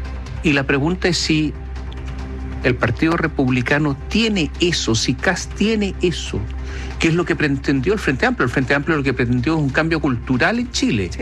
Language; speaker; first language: Spanish; native; Spanish